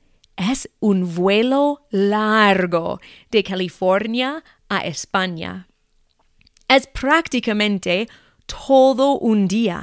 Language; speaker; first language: Spanish; non-native, fluent; English